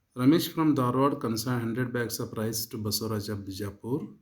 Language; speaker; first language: English; non-native, local second language; Kannada